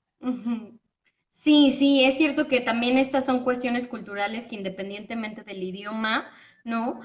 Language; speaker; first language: Spanish; native; Spanish